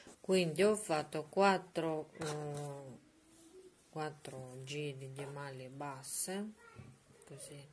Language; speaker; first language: Italian; non-native, learner; Russian